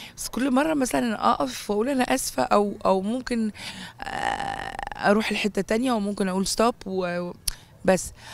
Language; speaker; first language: Arabic; native; Arabic